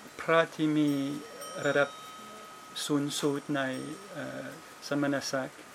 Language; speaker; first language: Thai; non-native, fluent; French